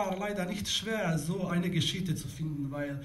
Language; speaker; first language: German; non-native, learner; Bosnian